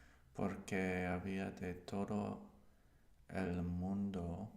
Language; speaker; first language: Spanish; non-native, learner; English